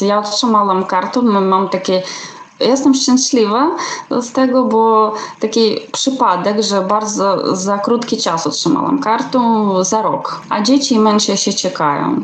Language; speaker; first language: Polish; non-native, fluent; Ukrainian